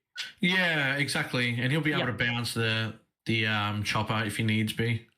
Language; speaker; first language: English; native; English